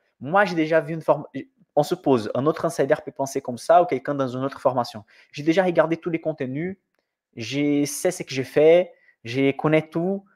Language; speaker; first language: French; non-native, fluent; Portuguese